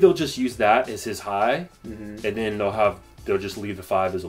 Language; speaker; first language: English; native; English